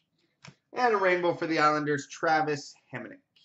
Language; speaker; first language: English; native; English